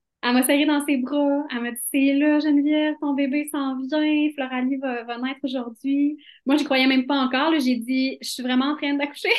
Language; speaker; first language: French; native; French